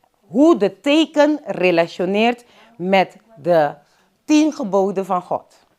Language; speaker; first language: Dutch; non-native, local second language; Papiamento